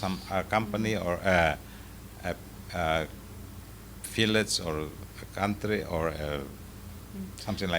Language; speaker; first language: English; non-native, fluent; Indonesian